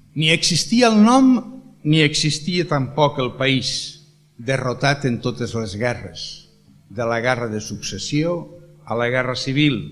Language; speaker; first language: Catalan; native; Catalan